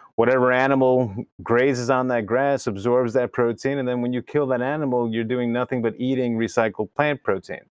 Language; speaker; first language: English; early bilingual, other home language; Spanish